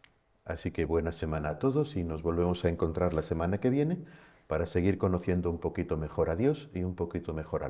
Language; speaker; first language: Spanish; native; Spanish